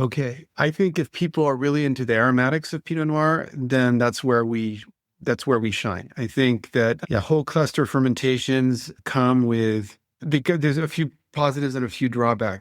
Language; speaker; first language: English; non-native, fluent; French